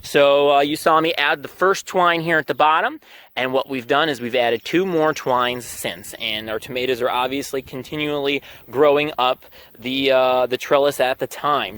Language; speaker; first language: English; native; English